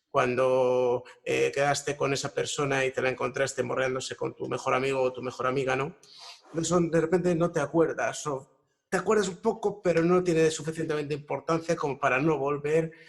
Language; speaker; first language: Spanish; native; Spanish